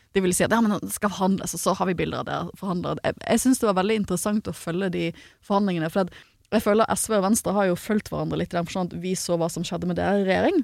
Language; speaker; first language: Norwegian; native; Norwegian